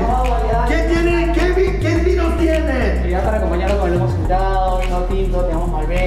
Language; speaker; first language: Spanish; non-native, learner; English